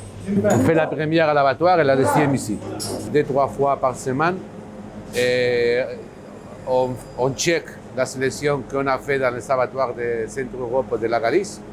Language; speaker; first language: French; non-native, learner; Basque